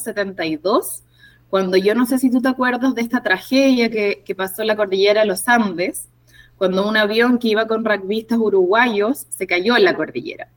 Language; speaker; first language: Spanish; native; Spanish